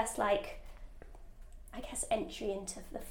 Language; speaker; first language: English; native; English